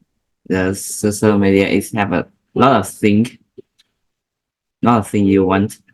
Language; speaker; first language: English; non-native, learner; Vietnamese